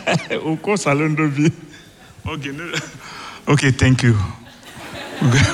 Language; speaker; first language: English; non-native, learner; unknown